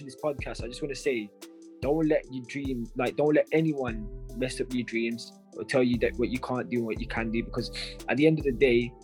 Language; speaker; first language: English; native; English